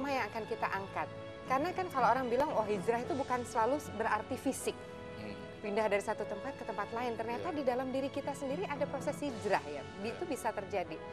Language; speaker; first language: Indonesian; native; Indonesian